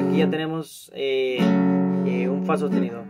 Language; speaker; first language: Spanish; native; Spanish